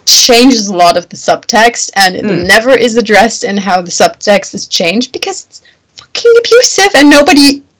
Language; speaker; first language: English; non-native, fluent; German